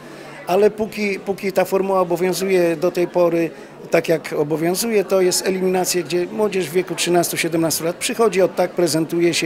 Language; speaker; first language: Polish; native; Polish